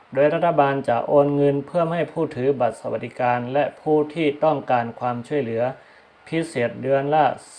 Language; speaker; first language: Thai; non-native, local second language; Shan